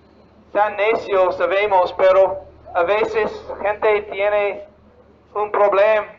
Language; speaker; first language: Spanish; non-native, fluent; English